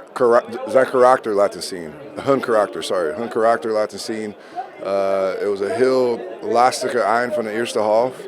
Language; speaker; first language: Dutch; non-native, learner; English